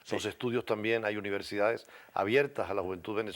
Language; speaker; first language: Spanish; native; Spanish